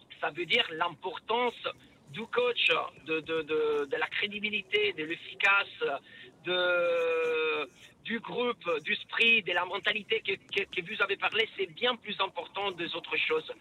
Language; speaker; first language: French; non-native, fluent; Italian